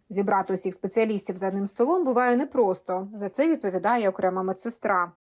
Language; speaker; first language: Ukrainian; native; Ukrainian